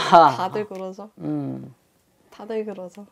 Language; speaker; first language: Korean; native; Korean